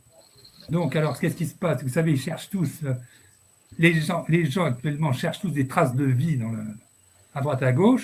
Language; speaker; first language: French; native; French